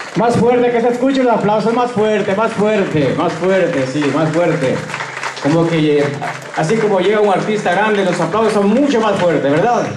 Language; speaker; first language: Spanish; native; Spanish